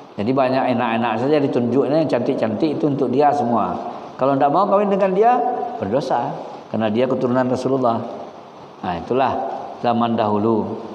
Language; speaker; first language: Malay; non-native, local second language; Minangkabau